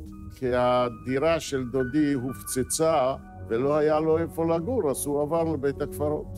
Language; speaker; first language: Hebrew; non-native, fluent; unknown